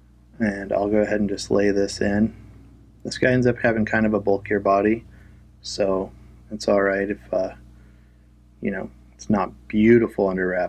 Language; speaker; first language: English; native; English